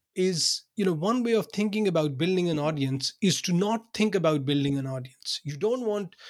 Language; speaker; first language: English; non-native, local second language; Urdu